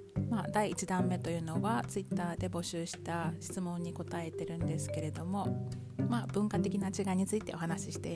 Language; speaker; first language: Japanese; native; Japanese